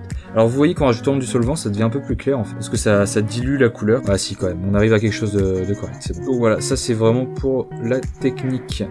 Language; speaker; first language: French; native; French